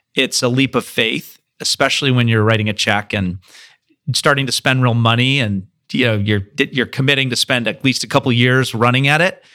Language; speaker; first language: English; native; English